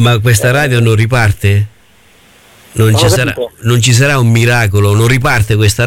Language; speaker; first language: Italian; native; Italian